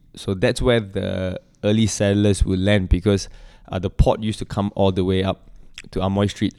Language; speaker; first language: English; native; English